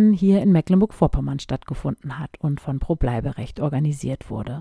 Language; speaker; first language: German; native; German